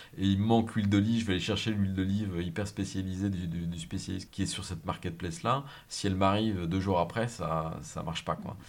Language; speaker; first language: French; native; French